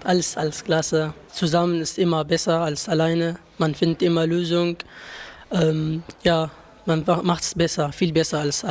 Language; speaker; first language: German; non-native, learner; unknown